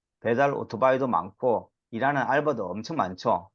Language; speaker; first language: Korean; native; Korean